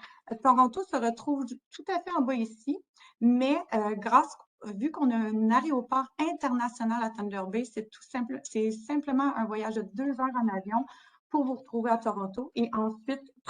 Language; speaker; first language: French; native; French